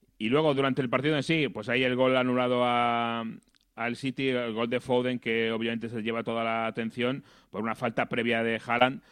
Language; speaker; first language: Spanish; native; Spanish